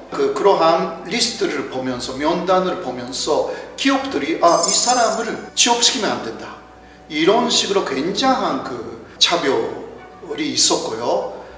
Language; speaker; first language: Korean; non-native, fluent; Japanese